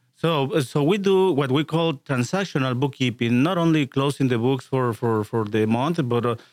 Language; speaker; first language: English; non-native, fluent; Spanish